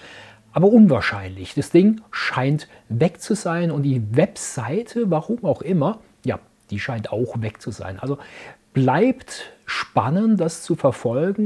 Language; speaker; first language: German; native; German